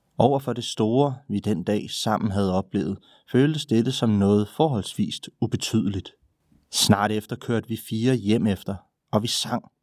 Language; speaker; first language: Danish; native; Danish